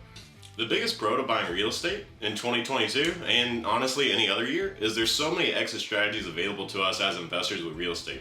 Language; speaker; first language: English; native; English